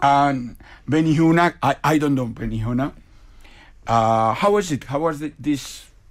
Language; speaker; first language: English; non-native, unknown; Spanish